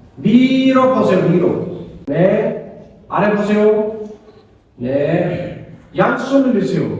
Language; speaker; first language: Korean; non-native, fluent; Urdu